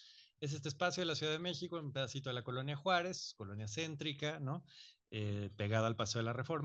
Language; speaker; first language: Spanish; native; Spanish